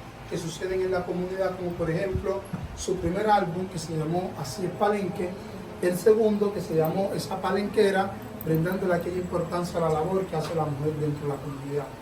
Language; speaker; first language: Spanish; native; Spanish